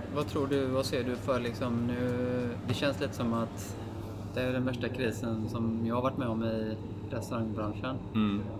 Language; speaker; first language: Swedish; native; Swedish